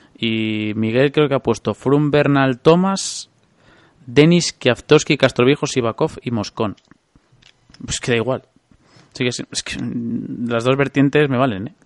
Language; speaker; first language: Spanish; native; Spanish